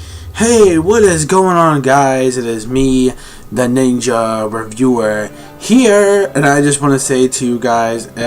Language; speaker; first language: English; native; English